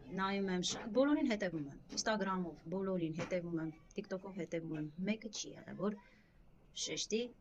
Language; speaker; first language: Armenian; non-native, local second language; Kurdish